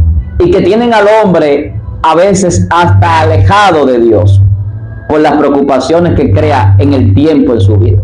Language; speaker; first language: Spanish; native; Spanish